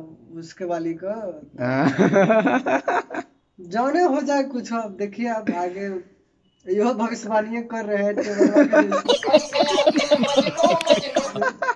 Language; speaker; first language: Hindi; non-native, local second language; Bhojpuri